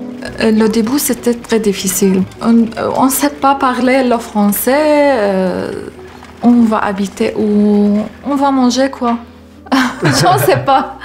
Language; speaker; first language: French; non-native, learner; Arabic